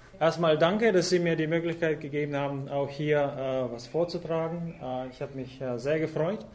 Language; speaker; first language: German; non-native, fluent; Russian